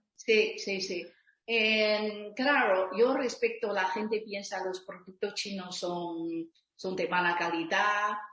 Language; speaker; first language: Spanish; non-native, learner; Chinese